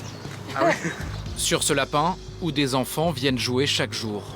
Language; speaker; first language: French; native; French